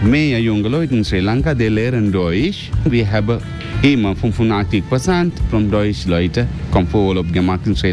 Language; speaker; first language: German; non-native, learner; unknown